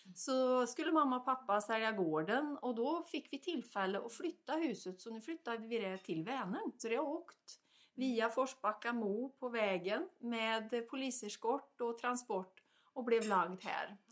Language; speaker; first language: Swedish; native; Swedish